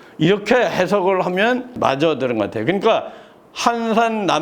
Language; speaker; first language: Korean; native; Korean